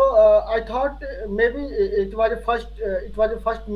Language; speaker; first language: English; non-native, learner; Hindi